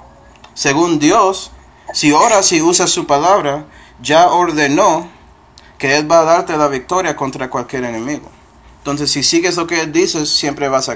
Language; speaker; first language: Spanish; non-native, fluent; English